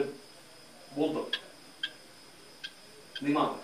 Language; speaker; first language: Arabic; non-native, fluent; English